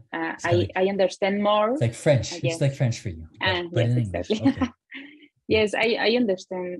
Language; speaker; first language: English; non-native, learner; Spanish